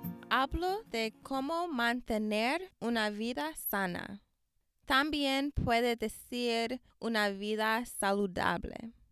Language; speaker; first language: Spanish; non-native, learner; English